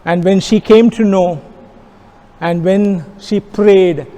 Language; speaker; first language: English; non-native, local second language; Kannada